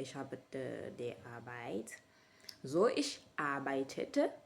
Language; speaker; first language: German; non-native, learner; French